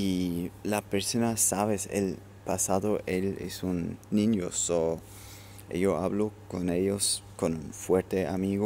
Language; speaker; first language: Spanish; non-native, learner; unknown